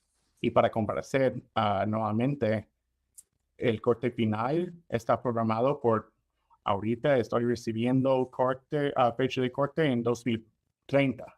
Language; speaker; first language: Spanish; non-native, fluent; English